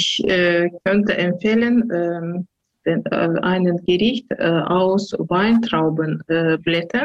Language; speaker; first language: German; non-native, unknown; Azerbaijani